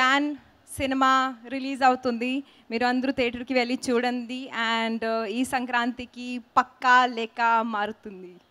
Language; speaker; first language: Telugu; non-native, fluent; Hindi